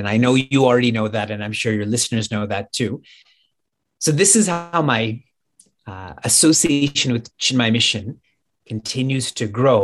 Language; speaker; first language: English; native; English